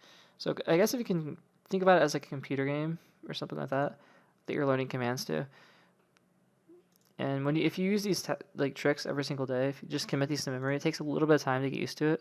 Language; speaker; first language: English; native; English